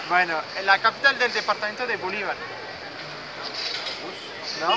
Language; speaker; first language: Spanish; non-native, fluent; French